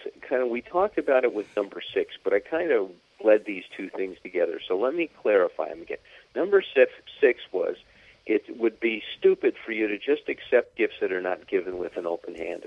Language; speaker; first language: English; native; English